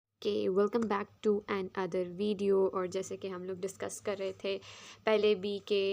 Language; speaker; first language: Hindi; native; Hindi